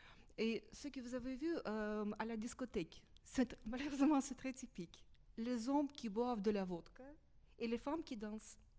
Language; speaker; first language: French; non-native, fluent; Russian